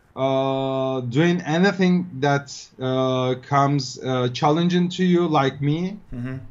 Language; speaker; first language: English; non-native, fluent; Turkish